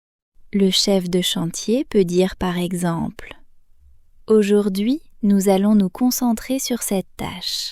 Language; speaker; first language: French; native; French